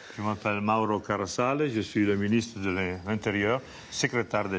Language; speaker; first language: French; non-native, fluent; Italian